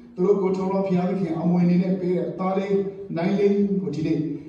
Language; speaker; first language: Burmese; non-native, local second language; Tedim Chin